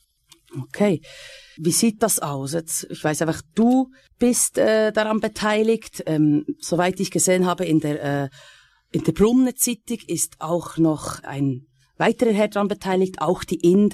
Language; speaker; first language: German; native; German